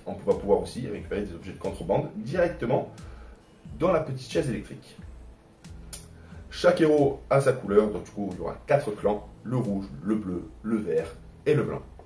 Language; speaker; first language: French; native; French